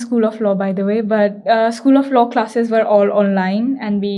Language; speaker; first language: English; non-native, local second language; Hindi